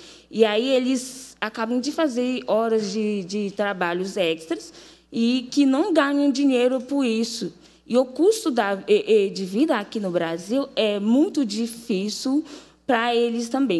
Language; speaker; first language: Portuguese; non-native, fluent; Haitian Creole